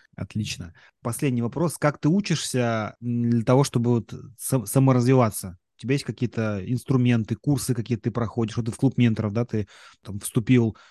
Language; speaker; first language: Russian; native; Russian